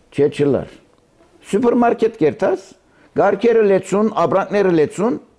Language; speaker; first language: Armenian; early bilingual, heritage; Armenian